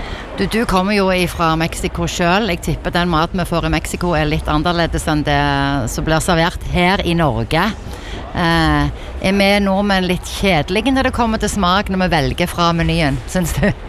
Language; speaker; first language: Norwegian; native; Norwegian